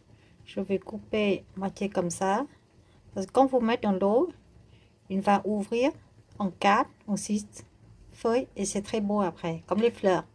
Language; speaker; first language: French; non-native, learner; Vietnamese